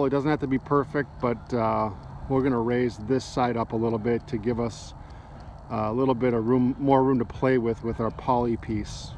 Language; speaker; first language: English; native; English